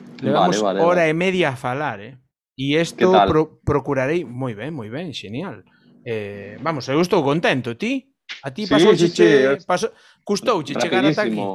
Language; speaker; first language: Galician; non-native, local second language; Spanish